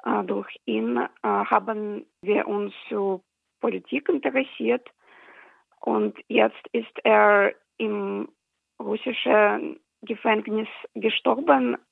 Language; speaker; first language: German; non-native, fluent; Russian